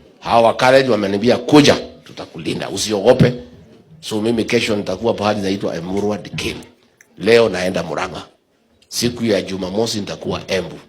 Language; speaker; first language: Swahili; non-native, local second language; Kikuyu